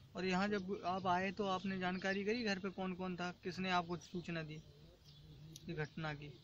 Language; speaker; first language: Hindi; native; Hindi